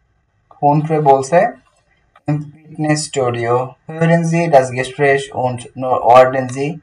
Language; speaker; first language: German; non-native, learner; Bangla